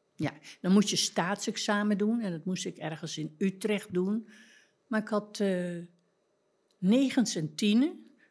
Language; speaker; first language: Dutch; native; Dutch